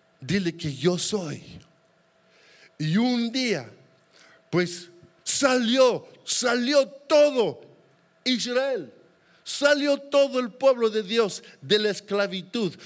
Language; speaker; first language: Spanish; native; Spanish